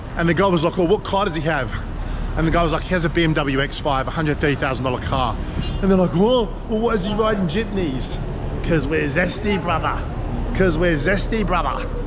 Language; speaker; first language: English; native; English